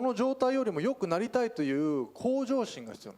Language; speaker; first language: Japanese; native; Japanese